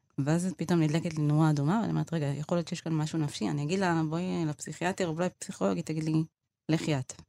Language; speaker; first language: Hebrew; early bilingual, other home language; Amharic